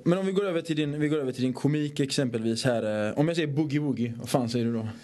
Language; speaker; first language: Swedish; early bilingual, other home language; Persian